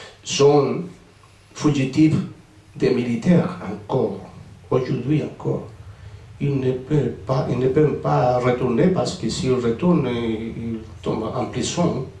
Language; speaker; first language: French; non-native, fluent; Spanish